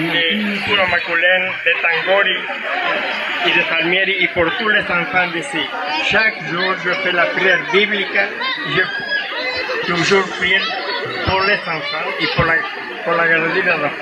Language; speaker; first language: French; non-native, learner; Spanish